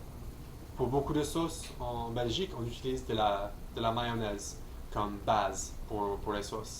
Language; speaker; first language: French; non-native, learner; English